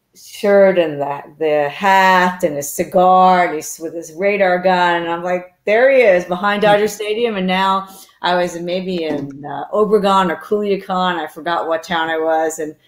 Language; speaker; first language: English; native; English